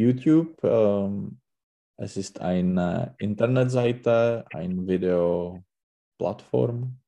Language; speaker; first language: German; non-native, learner; Czech